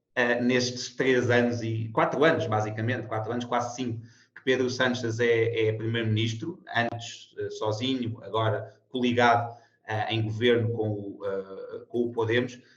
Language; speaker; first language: Portuguese; native; Portuguese